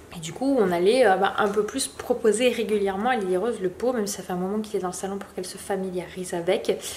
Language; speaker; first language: French; native; French